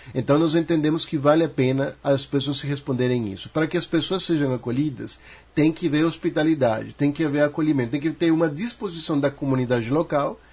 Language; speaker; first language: Portuguese; non-native, fluent; Spanish